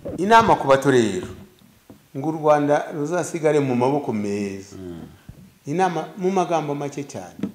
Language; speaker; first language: Kinyarwanda; native; Kinyarwanda